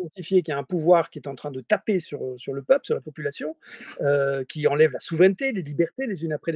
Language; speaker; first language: French; native; French